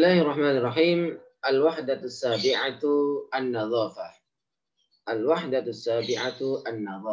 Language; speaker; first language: Arabic; non-native, fluent; Indonesian